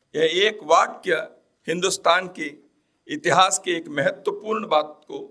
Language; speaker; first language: Hindi; non-native, local second language; Kannada